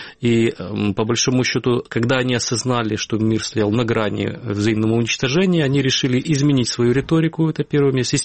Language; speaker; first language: Russian; native; Russian